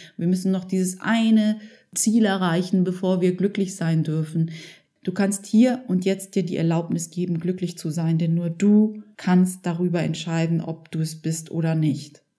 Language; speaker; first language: German; early bilingual, other home language; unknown